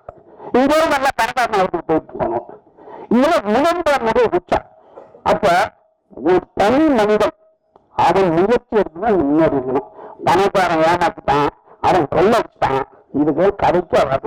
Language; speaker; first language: Tamil; native; Tamil